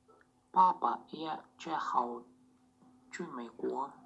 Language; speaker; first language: Chinese; non-native, learner; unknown